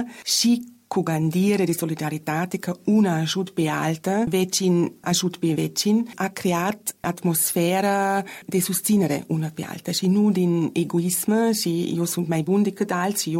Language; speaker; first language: Romanian; non-native, learner; German